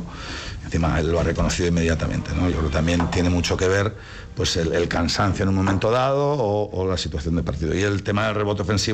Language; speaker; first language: Spanish; native; Spanish